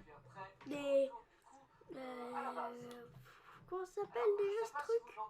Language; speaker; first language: French; native; French